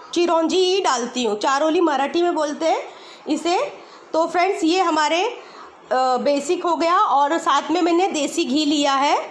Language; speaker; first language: Hindi; native; Hindi